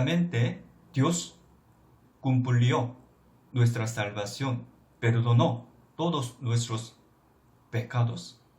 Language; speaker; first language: Spanish; non-native, fluent; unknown